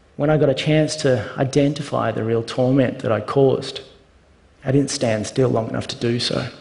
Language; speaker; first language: English; native; English